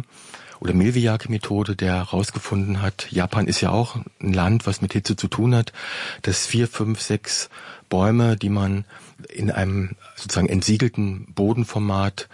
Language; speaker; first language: German; native; German